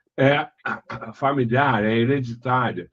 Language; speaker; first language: Portuguese; native; Portuguese